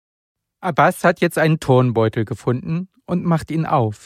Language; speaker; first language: German; native; German